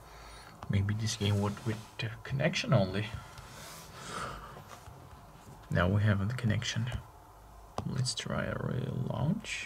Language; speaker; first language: English; non-native, learner; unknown